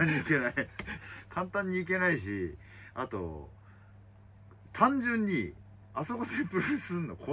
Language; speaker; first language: Japanese; native; Japanese